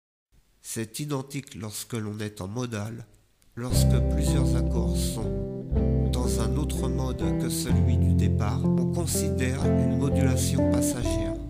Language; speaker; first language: French; native; French